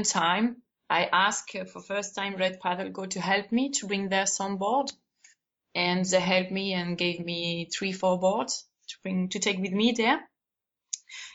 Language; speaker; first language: English; non-native, fluent; Spanish